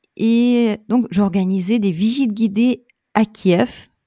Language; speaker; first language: French; non-native, fluent; Russian